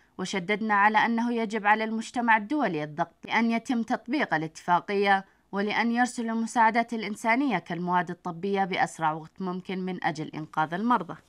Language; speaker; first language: Arabic; non-native, fluent; Tigrinya